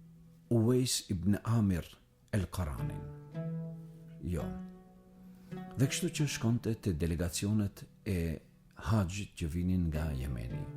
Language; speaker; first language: Albanian; native; Albanian